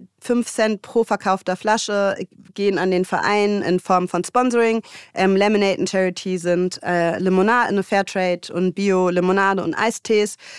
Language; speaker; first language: German; native; German